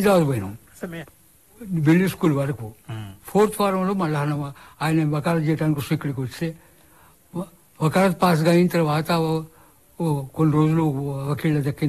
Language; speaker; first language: Telugu; non-native, local second language; Marathi